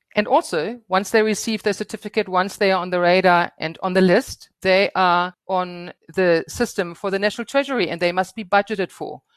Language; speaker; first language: English; non-native, fluent; German